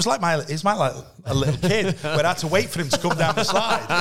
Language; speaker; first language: English; native; English